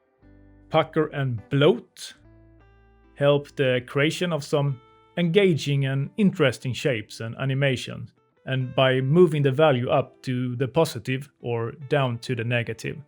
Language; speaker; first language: English; non-native, fluent; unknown